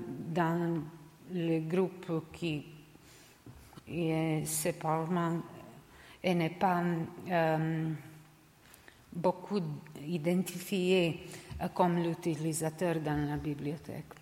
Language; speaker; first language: French; non-native, learner; Serbian